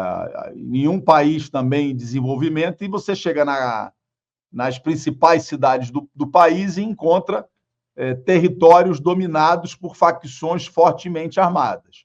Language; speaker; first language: Portuguese; native; Portuguese